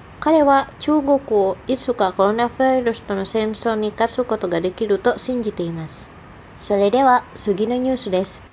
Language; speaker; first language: Japanese; non-native, fluent; Indonesian